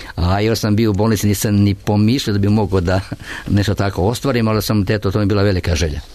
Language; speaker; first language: Serbian; native; Serbian